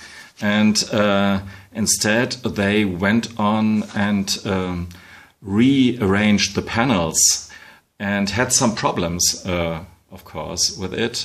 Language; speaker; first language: English; non-native, fluent; German